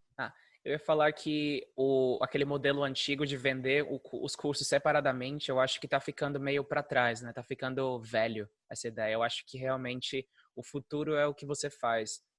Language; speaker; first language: Portuguese; native; Portuguese